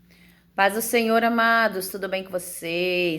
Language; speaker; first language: Portuguese; native; Portuguese